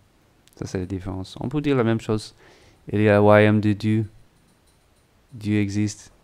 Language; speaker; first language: French; non-native, learner; English